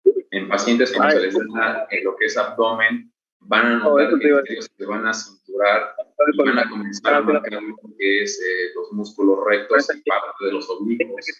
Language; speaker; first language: Spanish; native; Spanish